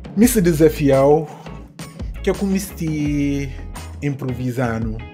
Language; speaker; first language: Portuguese; non-native, local second language; Upper Guinea Crioulo